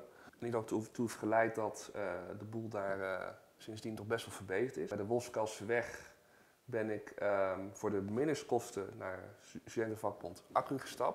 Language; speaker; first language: Dutch; native; Dutch